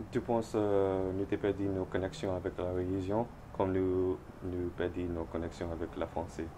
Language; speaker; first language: French; non-native, learner; English